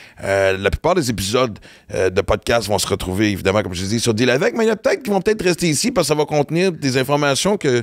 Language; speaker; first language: French; native; French